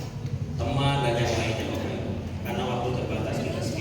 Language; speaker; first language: Indonesian; non-native, local second language; Sundanese